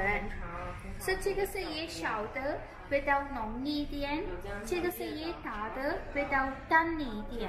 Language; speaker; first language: Chinese; non-native, learner; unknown